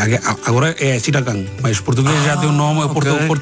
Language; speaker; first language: Portuguese; non-native, learner; Bangla